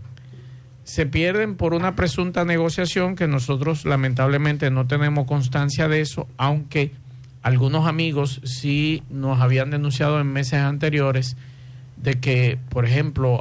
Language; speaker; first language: Spanish; native; Spanish